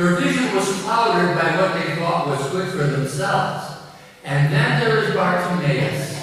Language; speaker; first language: English; native; English